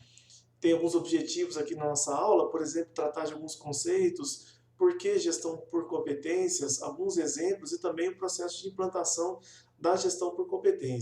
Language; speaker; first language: Portuguese; native; Portuguese